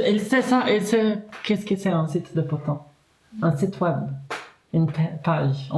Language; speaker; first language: French; non-native, fluent; Portuguese